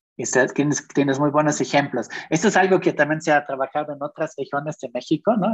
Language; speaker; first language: Spanish; non-native, fluent; German